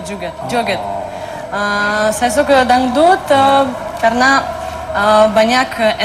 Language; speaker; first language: Indonesian; non-native, learner; Russian